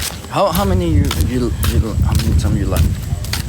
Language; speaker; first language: English; non-native, learner; Thai